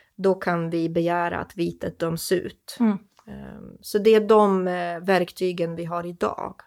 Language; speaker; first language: Swedish; non-native, fluent; Croatian